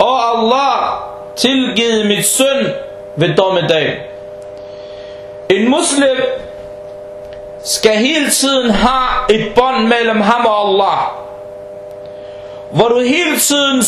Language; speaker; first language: Danish; early bilingual, heritage; Danish